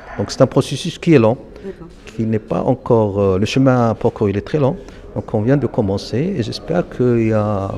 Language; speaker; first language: French; non-native, local second language; Arabic